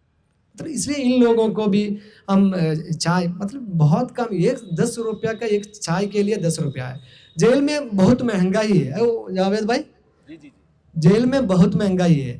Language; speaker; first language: Hindi; non-native, local second language; Malayalam